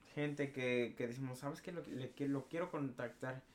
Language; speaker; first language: Spanish; native; Spanish